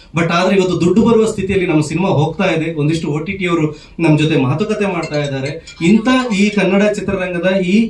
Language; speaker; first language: Kannada; native; Kannada